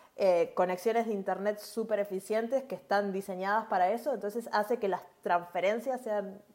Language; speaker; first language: Spanish; native; Spanish